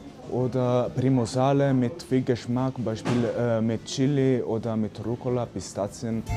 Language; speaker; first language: German; non-native, learner; Italian